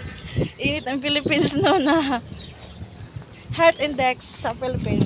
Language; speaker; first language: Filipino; non-native, local second language; Cebuano